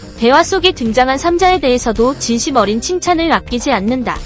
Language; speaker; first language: Korean; native; Korean